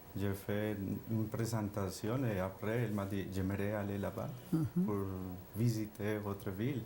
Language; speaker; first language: French; non-native, fluent; Spanish